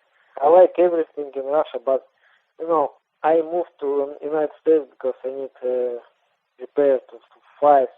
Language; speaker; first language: English; non-native, learner; Russian